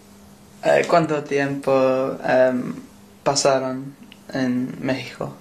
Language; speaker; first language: Spanish; non-native, learner; English